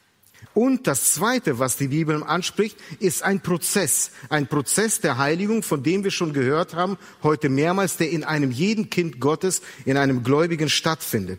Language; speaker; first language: German; native; German